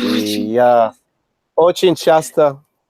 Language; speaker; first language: Russian; non-native, learner; English